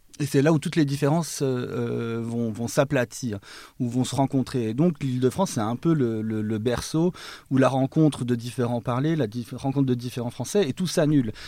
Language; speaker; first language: French; native; French